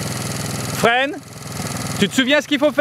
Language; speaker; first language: French; native; French